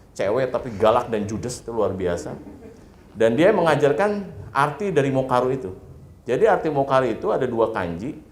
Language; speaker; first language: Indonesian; native; Indonesian